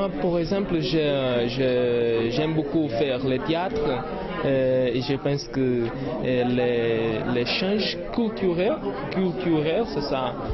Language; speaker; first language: French; non-native, learner; Portuguese